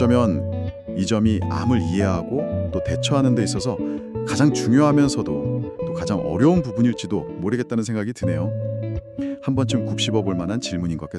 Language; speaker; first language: Korean; native; Korean